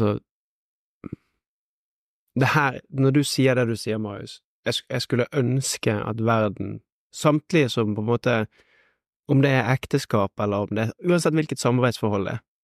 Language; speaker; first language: Norwegian; native; Norwegian